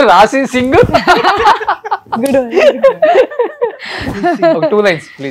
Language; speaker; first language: Telugu; native; Telugu